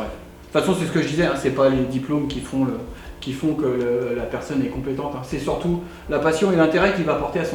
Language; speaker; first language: French; native; French